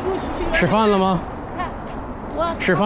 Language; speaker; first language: Chinese; non-native, fluent; English